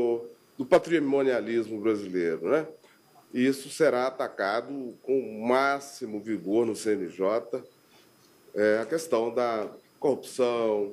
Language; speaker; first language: Portuguese; native; Portuguese